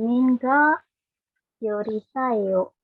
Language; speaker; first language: Korean; non-native, learner; Indonesian